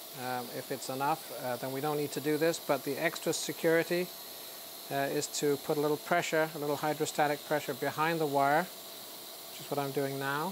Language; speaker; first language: English; native; English